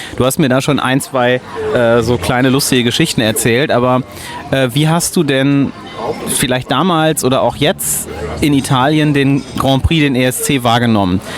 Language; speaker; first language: German; native; German